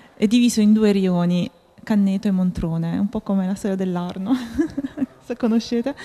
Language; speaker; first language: Italian; native; Italian